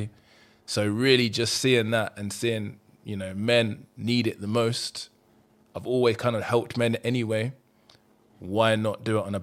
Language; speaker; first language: English; native; English